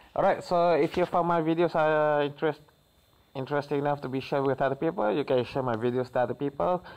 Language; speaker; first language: English; non-native, local second language; Malay